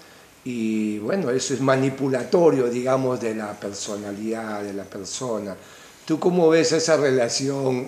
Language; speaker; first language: Spanish; native; Spanish